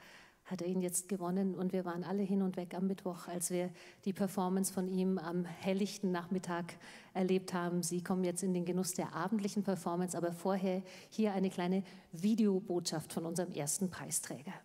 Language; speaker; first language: German; native; German